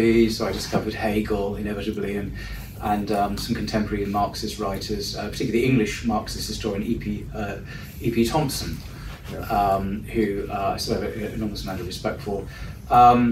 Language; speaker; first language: English; native; English